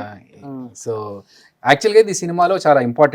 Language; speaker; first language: Telugu; native; Telugu